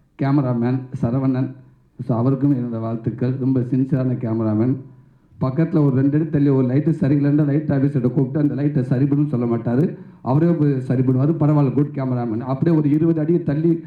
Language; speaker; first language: Tamil; native; Tamil